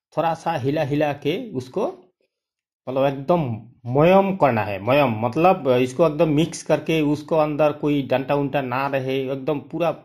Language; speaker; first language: Hindi; non-native, local second language; Bangla